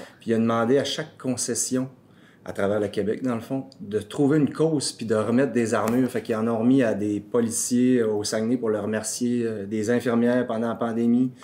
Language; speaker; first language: French; native; French